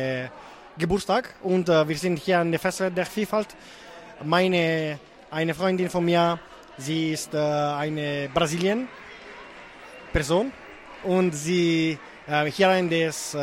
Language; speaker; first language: German; non-native, learner; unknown